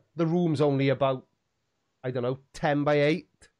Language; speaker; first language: English; native; English